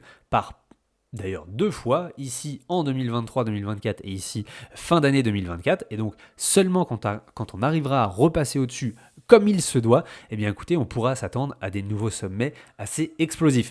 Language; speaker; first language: French; native; French